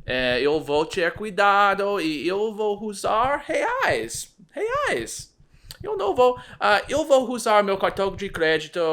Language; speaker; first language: Portuguese; non-native, learner; English